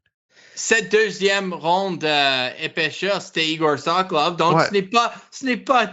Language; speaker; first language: French; non-native, learner; English